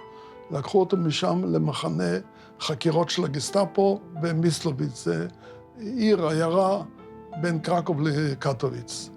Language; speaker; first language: Hebrew; early bilingual, other home language; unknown